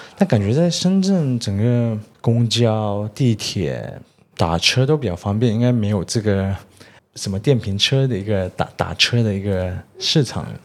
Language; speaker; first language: Chinese; early bilingual, heritage; Chinese